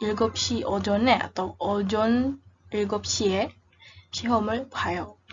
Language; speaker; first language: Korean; non-native, fluent; Indonesian